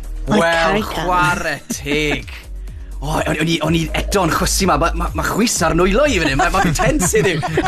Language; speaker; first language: Welsh; native; Welsh